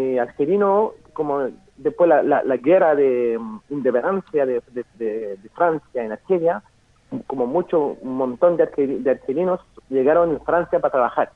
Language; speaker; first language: Spanish; non-native, fluent; French